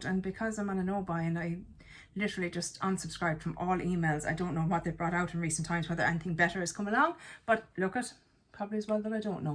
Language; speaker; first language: English; native; English